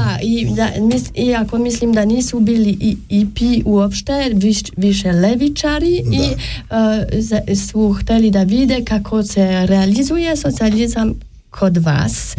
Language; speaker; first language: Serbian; non-native, fluent; German